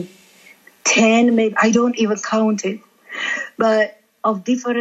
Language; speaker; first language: English; non-native, fluent; Georgian